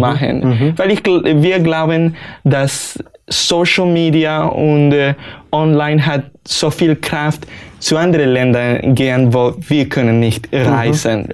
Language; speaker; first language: German; non-native, learner; Spanish